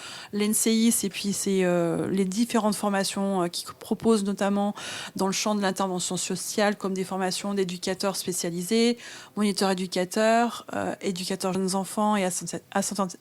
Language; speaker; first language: French; native; French